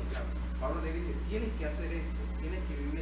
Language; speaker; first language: Spanish; native; Spanish